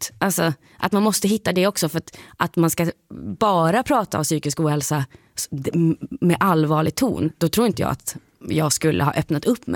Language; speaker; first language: Swedish; native; Swedish